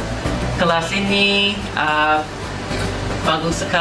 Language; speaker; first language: Indonesian; non-native, learner; English